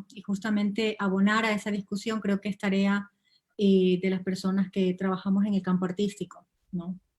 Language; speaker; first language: Spanish; native; Spanish